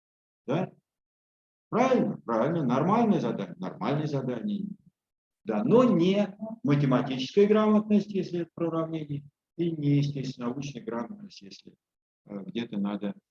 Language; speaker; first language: Russian; native; Russian